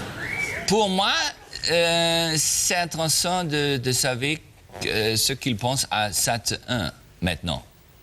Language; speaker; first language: French; non-native, learner; German